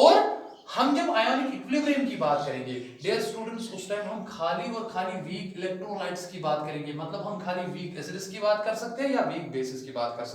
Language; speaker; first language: Hindi; non-native, local second language; Kashmiri